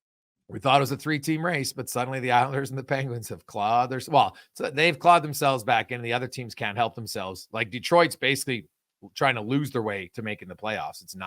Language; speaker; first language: English; native; English